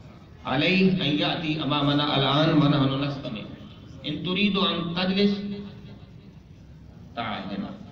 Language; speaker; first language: Arabic; non-native, learner; Urdu